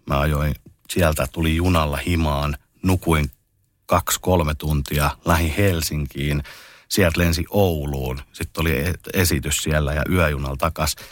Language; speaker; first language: Finnish; native; Finnish